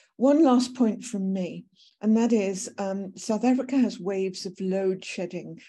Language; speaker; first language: English; native; English